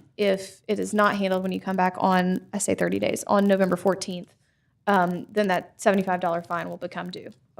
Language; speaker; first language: English; native; English